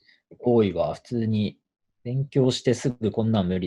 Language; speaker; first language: Japanese; native; Japanese